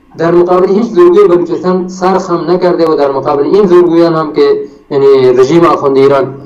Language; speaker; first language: Persian; non-native, local second language; Baluchi